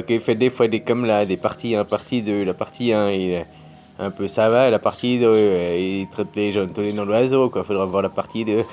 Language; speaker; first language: French; native; French